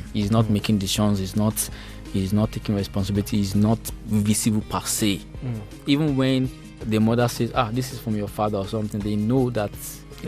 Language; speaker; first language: English; non-native, local second language; Yoruba